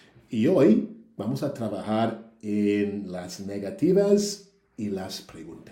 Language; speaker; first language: Spanish; non-native, fluent; English